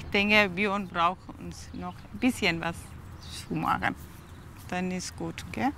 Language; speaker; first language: German; non-native, learner; Tamil